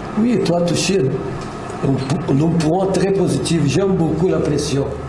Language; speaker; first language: French; non-native, fluent; Portuguese